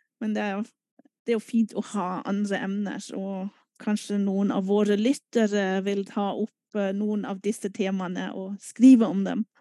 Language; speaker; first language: Norwegian; non-native, fluent; German